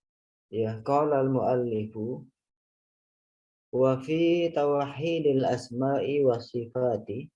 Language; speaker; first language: Arabic; non-native, fluent; Indonesian